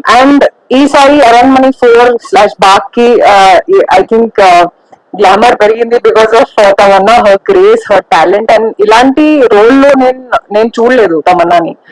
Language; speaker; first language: Telugu; non-native, local second language; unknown